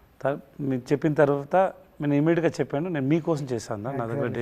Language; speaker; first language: Telugu; non-native, learner; Tamil